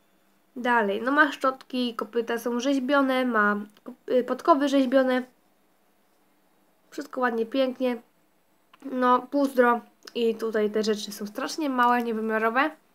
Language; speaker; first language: Polish; native; Polish